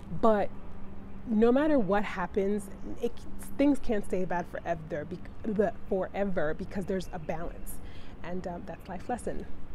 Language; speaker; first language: English; early bilingual, other home language; Spanish